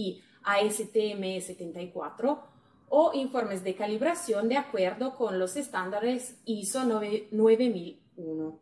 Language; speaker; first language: Spanish; non-native, fluent; Italian